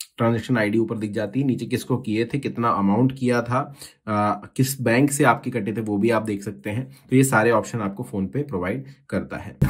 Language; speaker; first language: Hindi; native; Hindi